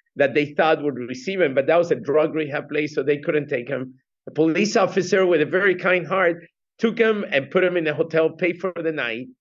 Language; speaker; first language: English; non-native, fluent; Spanish